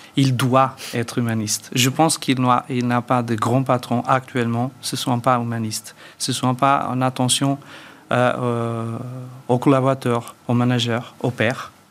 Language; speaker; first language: French; early bilingual, other home language; Portuguese